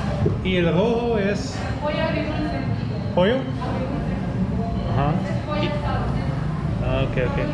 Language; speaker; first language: Spanish; non-native, learner; English